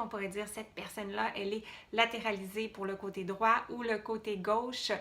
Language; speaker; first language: French; native; French